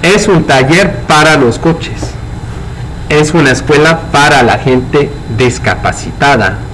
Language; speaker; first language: Spanish; non-native, fluent; English